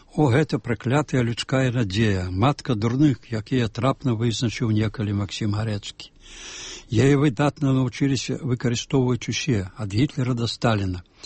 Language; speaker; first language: Belarusian; native; Belarusian